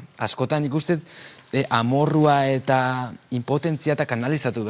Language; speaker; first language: Basque; native; Basque